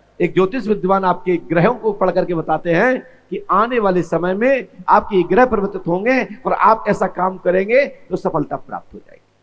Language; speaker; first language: Hindi; native; Hindi